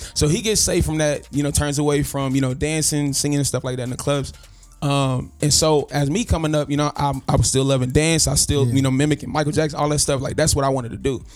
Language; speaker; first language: English; native; English